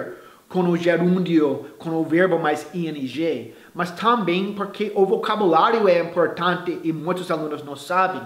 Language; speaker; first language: Portuguese; non-native, fluent; English